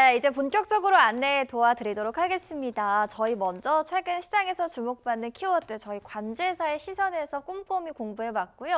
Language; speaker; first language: Korean; native; Korean